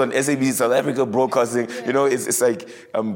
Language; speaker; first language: English; early bilingual, other home language; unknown